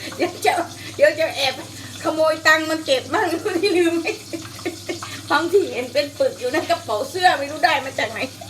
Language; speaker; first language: Thai; native; Thai